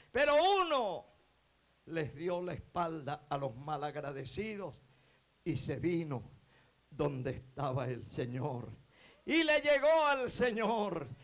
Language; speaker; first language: Spanish; native; Spanish